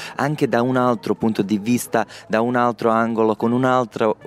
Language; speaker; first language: Italian; non-native, fluent; Bosnian